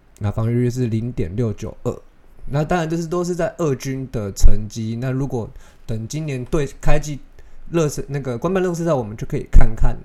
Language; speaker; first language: Chinese; native; Chinese